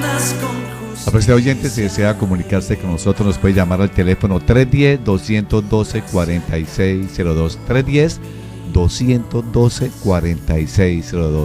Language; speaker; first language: Spanish; native; Spanish